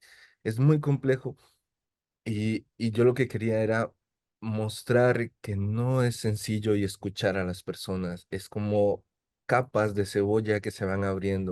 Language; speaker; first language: Spanish; native; Spanish